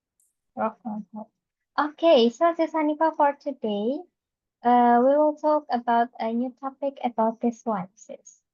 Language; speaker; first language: English; non-native, fluent; Indonesian